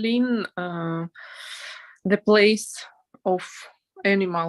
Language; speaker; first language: English; non-native, learner; Russian